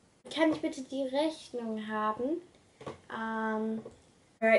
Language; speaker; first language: German; non-native, learner; English